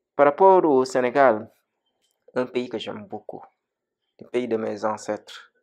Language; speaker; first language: French; non-native, local second language; Wolof